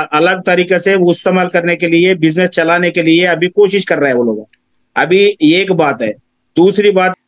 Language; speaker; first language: Hindi; non-native, local second language; Telugu